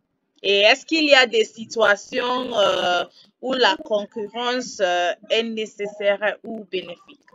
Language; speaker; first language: French; non-native, fluent; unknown